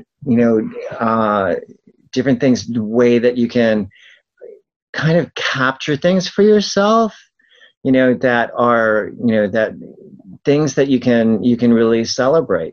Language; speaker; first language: English; native; English